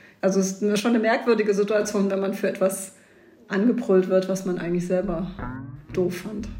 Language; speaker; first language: German; native; German